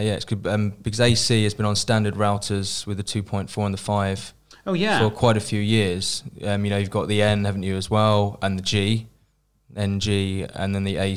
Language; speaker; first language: English; native; English